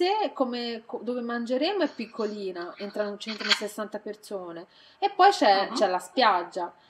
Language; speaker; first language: Italian; native; Italian